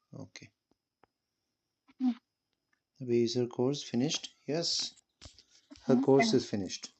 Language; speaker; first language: English; non-native, local second language; Malayalam